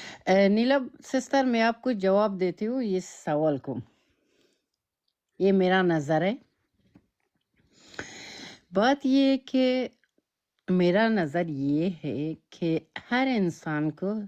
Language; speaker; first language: Hindi; non-native, learner; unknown